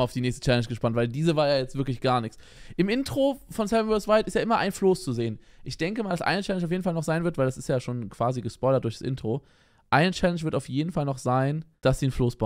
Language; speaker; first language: German; native; German